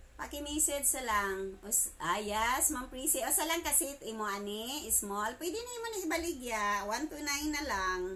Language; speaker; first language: Cebuano; native; Cebuano